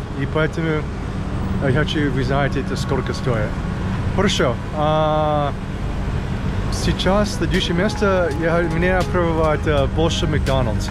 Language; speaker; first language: Russian; non-native, learner; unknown